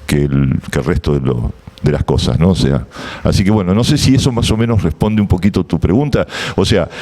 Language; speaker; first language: Spanish; native; Spanish